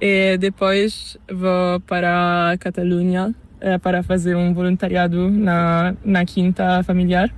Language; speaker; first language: Portuguese; non-native, learner; Italian